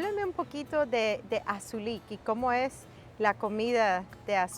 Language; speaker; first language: Spanish; early bilingual, heritage; Spanish